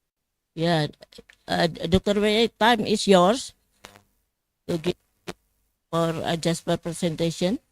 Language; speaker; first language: English; non-native, fluent; Indonesian